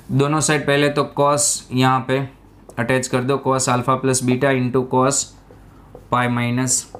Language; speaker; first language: Hindi; non-native, local second language; Gujarati